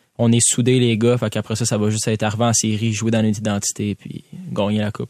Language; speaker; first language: French; native; French